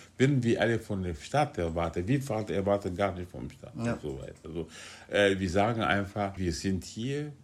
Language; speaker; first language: German; non-native, fluent; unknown